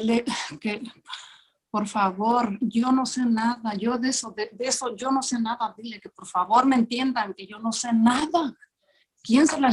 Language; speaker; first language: Spanish; native; Spanish